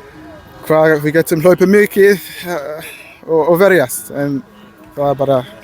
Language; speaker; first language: Icelandic; non-native, learner; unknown